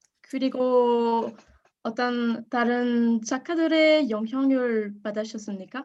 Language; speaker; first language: Korean; non-native, learner; French